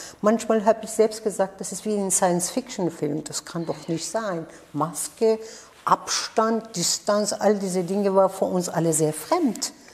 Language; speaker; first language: German; non-native, fluent; Persian